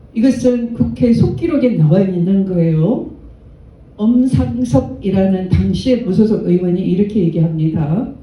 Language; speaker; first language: Korean; native; Korean